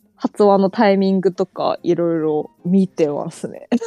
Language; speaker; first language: Japanese; non-native, fluent; Chinese